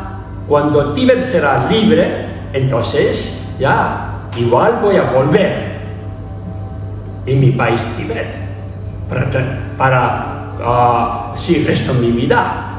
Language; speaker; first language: Spanish; non-native, learner; Tibetan